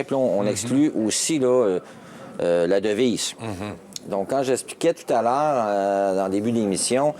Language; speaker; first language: French; native; French